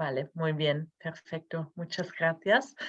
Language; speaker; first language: Spanish; non-native, fluent; Norwegian